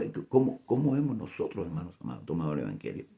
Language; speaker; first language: Spanish; native; Spanish